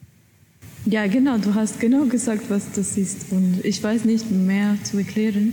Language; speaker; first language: German; non-native, learner; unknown